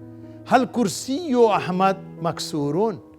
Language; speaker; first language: Arabic; non-native, fluent; Hindi